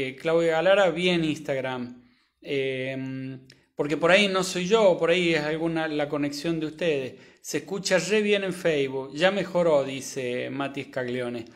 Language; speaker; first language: Spanish; native; Spanish